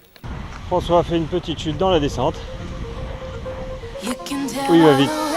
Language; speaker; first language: French; native; French